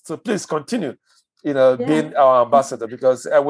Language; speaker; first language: English; non-native, local second language; Igbo